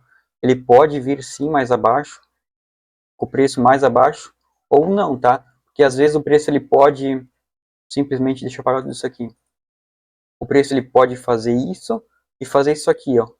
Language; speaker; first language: Portuguese; native; Portuguese